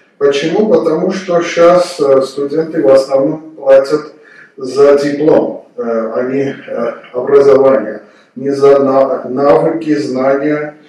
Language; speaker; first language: Russian; non-native, local second language; Armenian